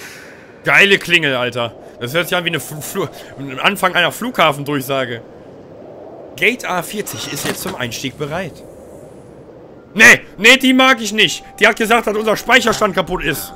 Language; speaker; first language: German; native; German